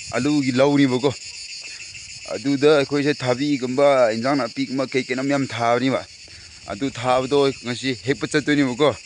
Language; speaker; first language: Manipuri; non-native, local second language; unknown